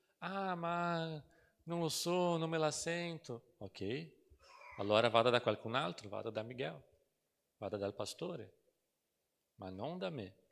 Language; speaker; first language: Italian; non-native, fluent; Portuguese